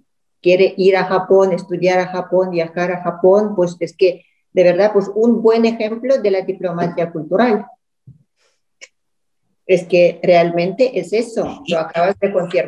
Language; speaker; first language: Spanish; non-native, fluent; Russian